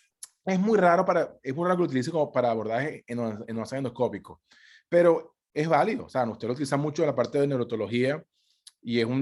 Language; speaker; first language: Spanish; native; Spanish